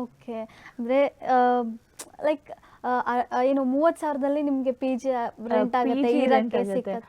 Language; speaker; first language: Kannada; native; Kannada